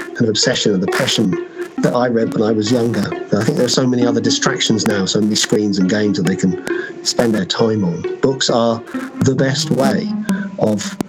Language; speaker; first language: English; native; English